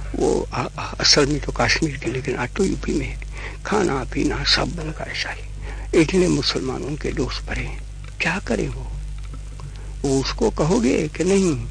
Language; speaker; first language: Hindi; non-native, local second language; Gujarati